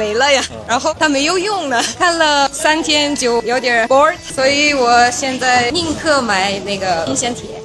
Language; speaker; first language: Chinese; non-native, fluent; Mongolian